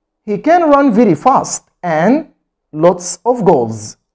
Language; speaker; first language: English; non-native, fluent; Arabic